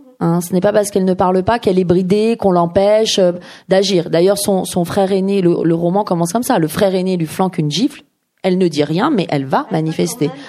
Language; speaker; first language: French; early bilingual, other home language; Persian